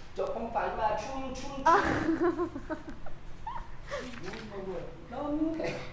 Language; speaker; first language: Vietnamese; non-native, learner; Korean